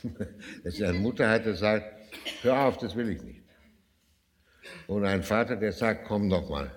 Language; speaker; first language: German; non-native, fluent; Danish